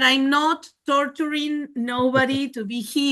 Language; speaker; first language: English; non-native, fluent; Spanish